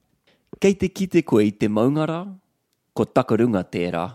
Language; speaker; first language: Māori; non-native, local second language; English